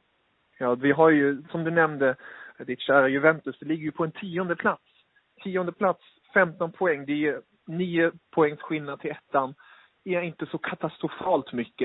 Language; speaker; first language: Swedish; native; Swedish